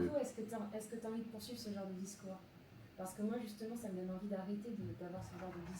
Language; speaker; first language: French; native; French